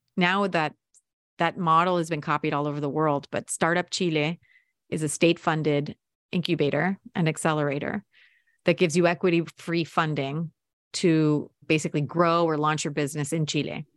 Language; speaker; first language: English; native; English